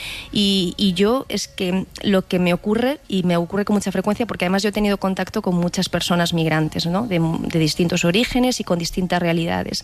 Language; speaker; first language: Spanish; native; Spanish